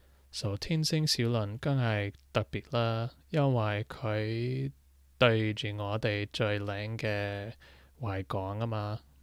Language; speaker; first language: Cantonese; non-native, learner; English